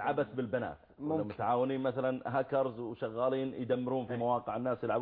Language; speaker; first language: Arabic; native; Arabic